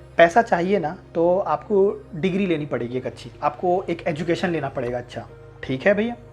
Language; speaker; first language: Hindi; native; Hindi